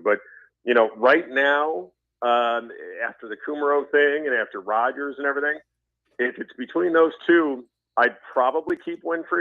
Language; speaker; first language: English; native; English